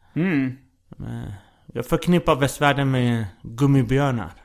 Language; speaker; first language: Swedish; early bilingual, other home language; Persian